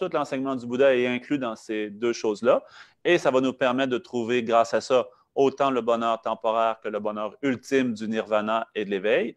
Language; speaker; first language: French; native; French